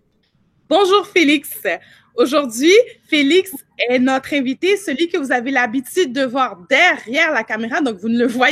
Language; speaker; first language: French; native; French